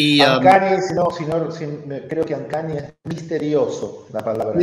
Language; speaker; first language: Spanish; native; Spanish